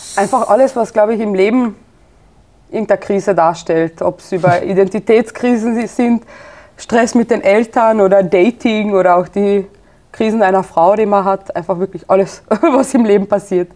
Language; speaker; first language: German; early bilingual, other home language; Serbian